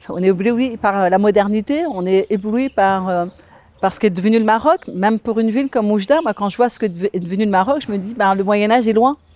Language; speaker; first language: French; native; French